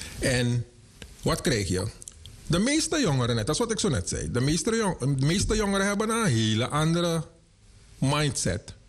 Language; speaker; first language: Dutch; native; Dutch